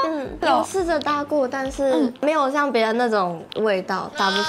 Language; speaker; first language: Chinese; native; Chinese